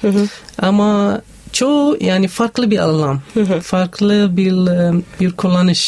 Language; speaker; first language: Turkish; non-native, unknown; Arabic